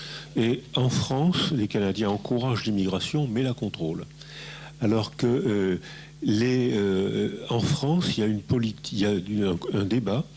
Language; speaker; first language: French; native; French